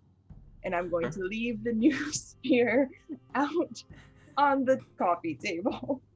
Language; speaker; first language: English; native; English